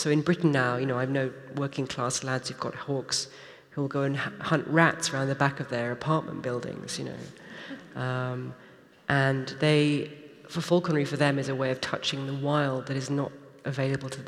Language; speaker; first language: English; native; English